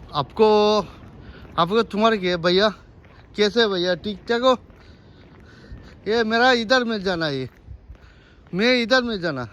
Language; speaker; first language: Hindi; non-native, learner; Bangla